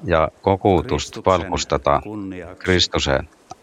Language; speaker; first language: Finnish; non-native, learner; Estonian